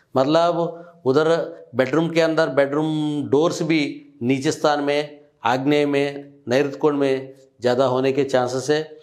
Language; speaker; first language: Hindi; non-native, local second language; Telugu